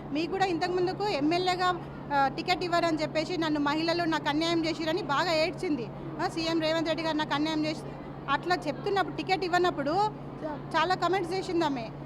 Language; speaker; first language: Telugu; native; Telugu